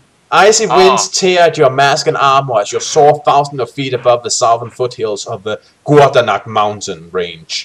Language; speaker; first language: English; native; English